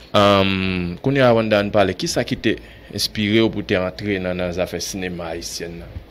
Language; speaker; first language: Haitian Creole; native; Haitian Creole